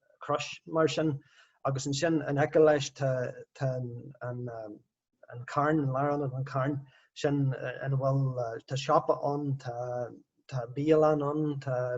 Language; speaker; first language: Irish; non-native, local second language; English